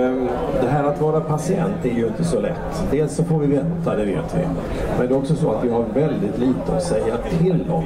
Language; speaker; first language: Swedish; native; Swedish